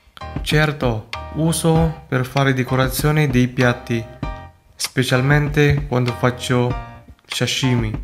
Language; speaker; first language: Italian; non-native, learner; Filipino